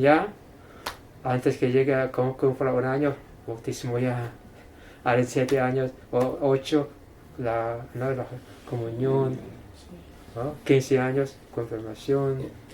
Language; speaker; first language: Spanish; non-native, fluent; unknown